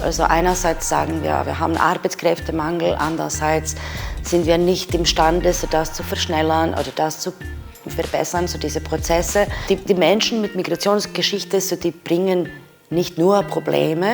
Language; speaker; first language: German; non-native, fluent; Serbian